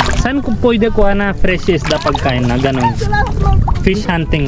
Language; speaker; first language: Filipino; non-native, learner; Hindi